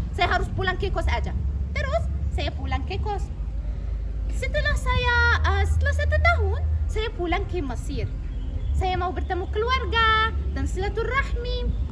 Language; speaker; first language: Indonesian; non-native, fluent; Arabic